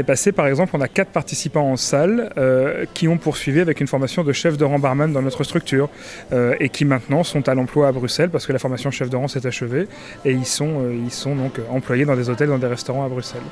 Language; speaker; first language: French; native; French